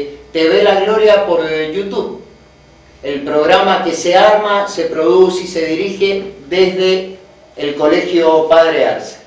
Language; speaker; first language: Spanish; native; Spanish